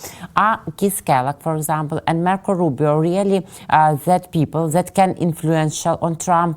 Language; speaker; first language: English; non-native, fluent; Russian